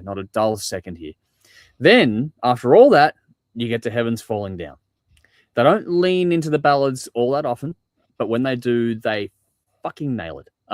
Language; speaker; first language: English; native; English